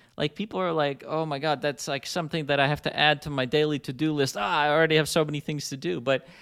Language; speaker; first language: English; non-native, fluent; Dutch